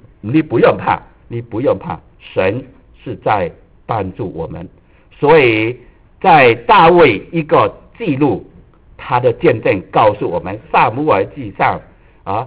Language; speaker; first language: Chinese; native; Chinese